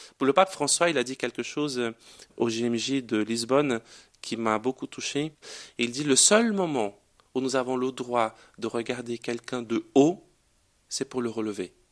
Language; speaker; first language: French; non-native, fluent; Portuguese